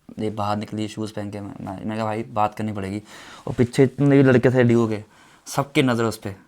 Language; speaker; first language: Hindi; native; Hindi